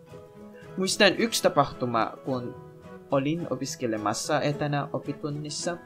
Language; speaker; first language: Finnish; non-native, learner; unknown